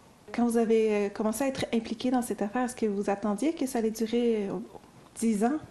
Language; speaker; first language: French; native; French